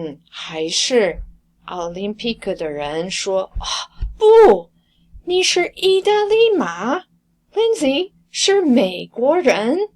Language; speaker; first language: Chinese; non-native, fluent; English